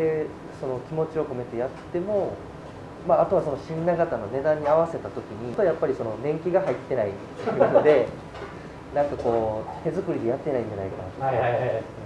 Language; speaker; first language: Japanese; native; Japanese